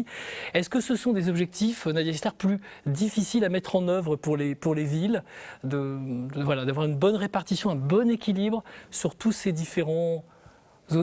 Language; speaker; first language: French; native; French